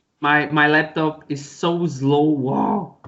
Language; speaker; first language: English; non-native, learner; Portuguese